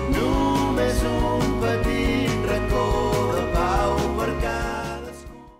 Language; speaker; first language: Catalan; native; Catalan